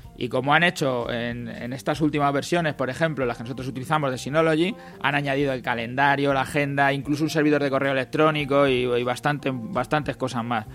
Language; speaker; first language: Spanish; native; Spanish